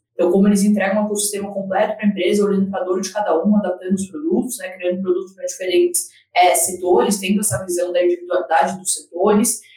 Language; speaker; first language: Portuguese; native; Portuguese